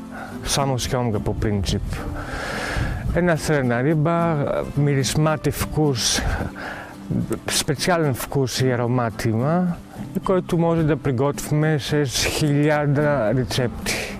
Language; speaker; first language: Bulgarian; non-native, fluent; Greek